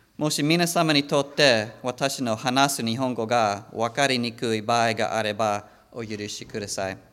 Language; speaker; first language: Japanese; non-native, fluent; English